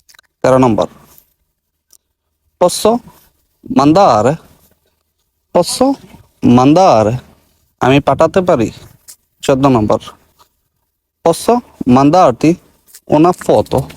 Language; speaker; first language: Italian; non-native, learner; Bangla